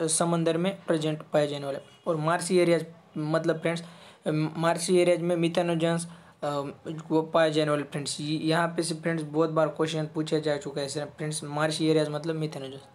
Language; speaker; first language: Hindi; non-native, local second language; Marathi